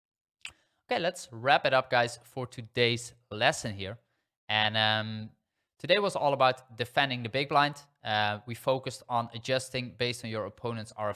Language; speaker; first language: English; non-native, fluent; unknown